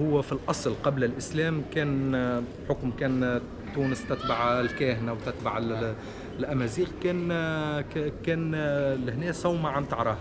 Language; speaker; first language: Arabic; native; Arabic